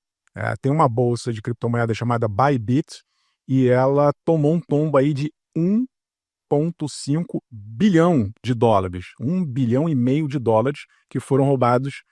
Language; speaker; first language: Portuguese; native; Portuguese